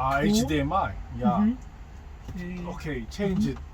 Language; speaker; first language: English; non-native, learner; Korean